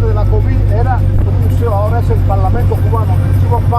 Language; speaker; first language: Spanish; native; Spanish